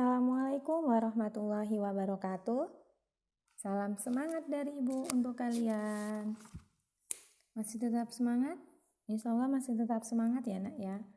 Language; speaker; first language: Indonesian; native; Indonesian